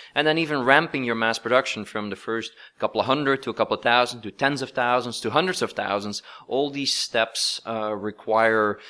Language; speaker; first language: English; non-native, fluent; Dutch